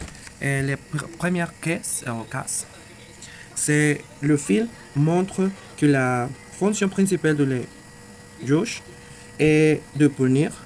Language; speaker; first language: French; non-native, learner; Spanish